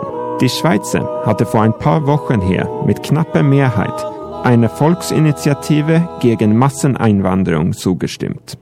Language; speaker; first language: German; non-native, fluent; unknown